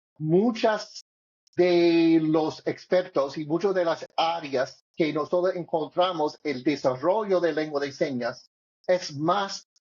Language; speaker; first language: Spanish; non-native, learner; English